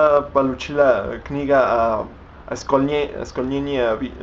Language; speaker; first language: Russian; non-native, learner; Spanish